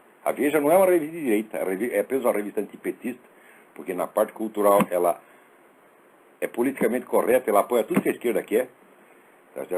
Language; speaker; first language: Portuguese; native; Portuguese